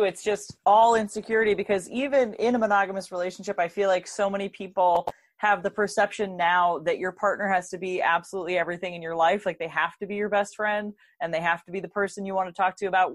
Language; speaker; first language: English; native; English